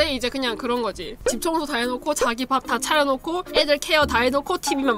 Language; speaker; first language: Korean; native; Korean